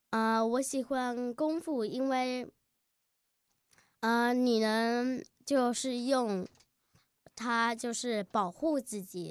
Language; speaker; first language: Chinese; early bilingual, heritage; Chinese